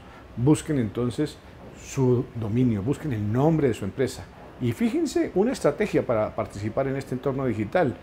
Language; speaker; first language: Spanish; native; Spanish